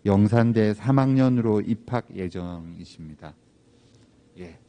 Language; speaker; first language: Korean; native; Korean